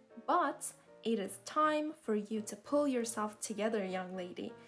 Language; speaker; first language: English; non-native, fluent; Turkish